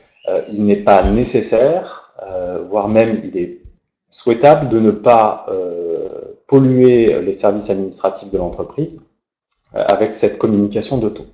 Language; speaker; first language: French; native; French